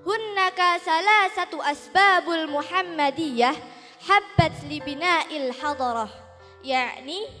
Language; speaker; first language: Arabic; non-native, learner; Indonesian